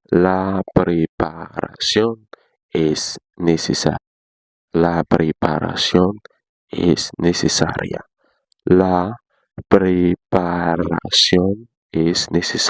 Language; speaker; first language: Spanish; non-native, learner; Haitian Creole